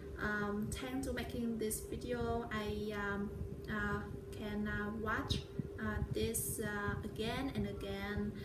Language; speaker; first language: English; non-native, learner; Vietnamese